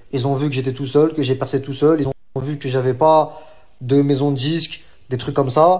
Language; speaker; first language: French; native; French